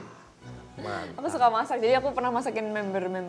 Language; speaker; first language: Indonesian; native; Indonesian